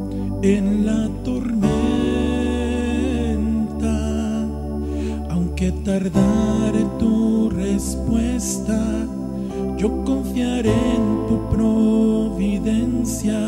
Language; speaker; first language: Spanish; native; Spanish